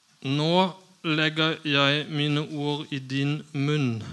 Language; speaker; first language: Norwegian; non-native, fluent; German